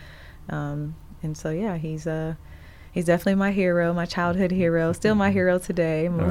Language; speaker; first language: English; native; English